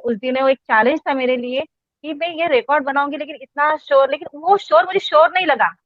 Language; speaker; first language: Hindi; non-native, local second language; Marathi